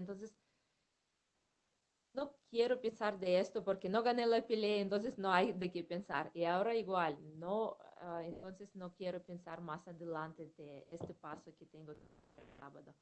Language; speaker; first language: Spanish; non-native, fluent; Russian